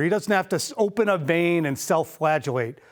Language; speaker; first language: English; native; English